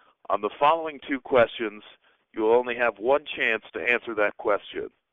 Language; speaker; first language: English; native; English